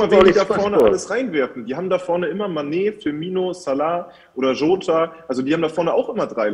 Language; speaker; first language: German; native; German